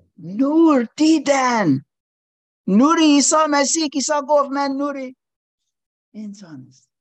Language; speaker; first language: Persian; non-native, learner; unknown